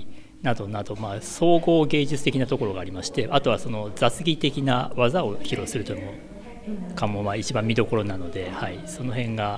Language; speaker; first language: Japanese; native; Japanese